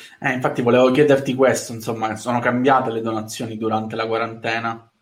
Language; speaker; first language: Italian; native; Italian